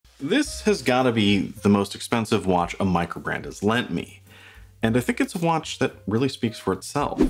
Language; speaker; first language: English; native; English